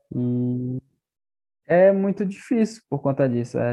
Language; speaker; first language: Portuguese; non-native, local second language; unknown